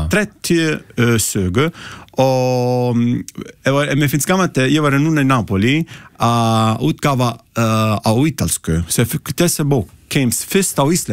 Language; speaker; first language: Icelandic; non-native, learner; Italian